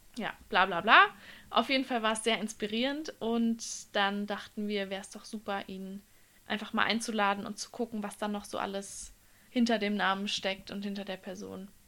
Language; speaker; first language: German; native; German